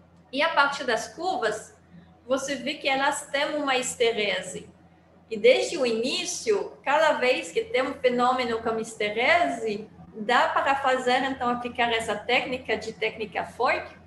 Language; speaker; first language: Portuguese; non-native, fluent; French